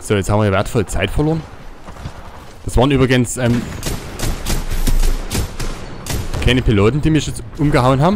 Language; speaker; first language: German; native; German